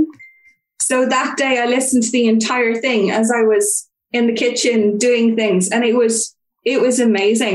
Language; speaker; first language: English; native; English